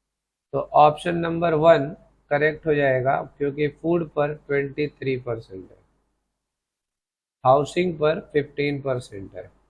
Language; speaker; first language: Hindi; native; Hindi